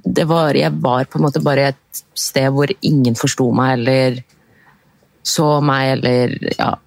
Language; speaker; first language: Norwegian; early bilingual, other home language; Arabic